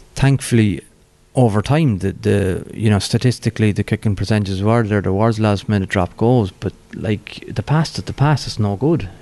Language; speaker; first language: English; native; English